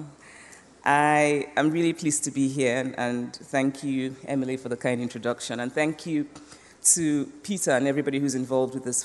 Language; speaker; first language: English; non-native, local second language; Igbo